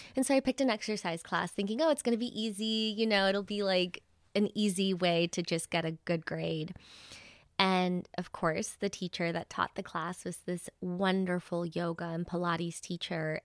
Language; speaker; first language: English; early bilingual, other home language; Spanish